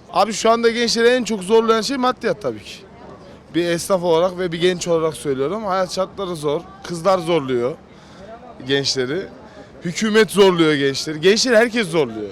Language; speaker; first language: Turkish; native; Turkish